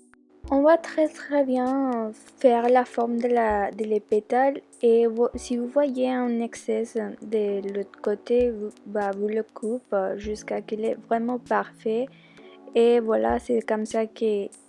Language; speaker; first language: French; non-native, learner; Spanish